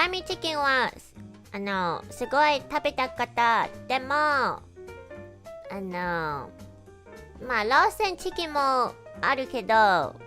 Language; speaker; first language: Japanese; non-native, learner; English